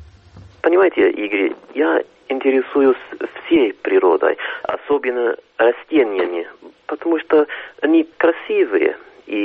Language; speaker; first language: Russian; non-native, fluent; English